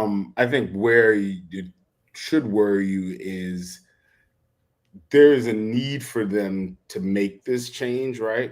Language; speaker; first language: English; native; English